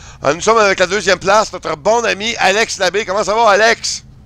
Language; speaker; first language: French; native; French